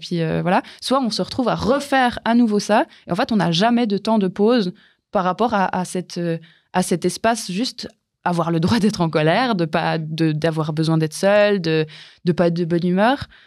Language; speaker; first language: French; native; French